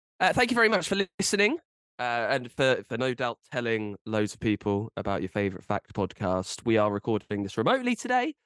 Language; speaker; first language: English; native; English